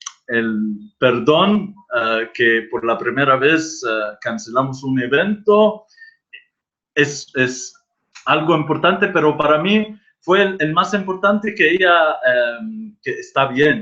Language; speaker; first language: Spanish; non-native, fluent; Arabic